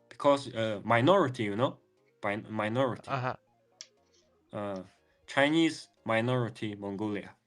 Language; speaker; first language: English; non-native, learner; Mongolian